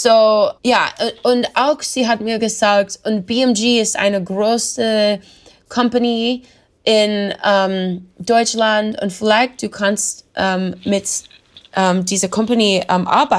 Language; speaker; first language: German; non-native, learner; English